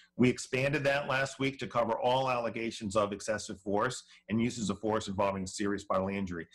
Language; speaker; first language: English; native; English